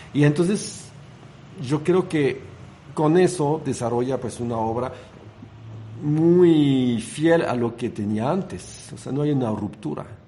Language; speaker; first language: Spanish; non-native, fluent; French